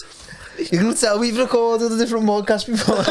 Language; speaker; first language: English; native; English